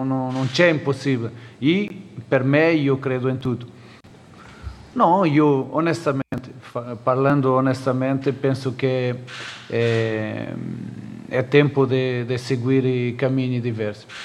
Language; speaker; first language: Italian; non-native, learner; Portuguese